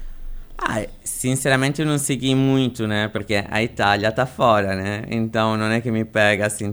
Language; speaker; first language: Portuguese; non-native, fluent; Italian